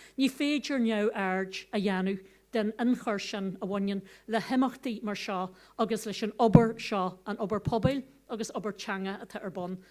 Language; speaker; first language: Irish; non-native, local second language; English